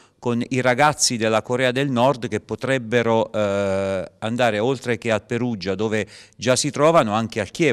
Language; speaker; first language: Italian; native; Italian